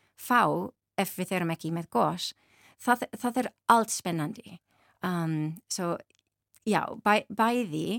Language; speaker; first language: Icelandic; non-native, learner; English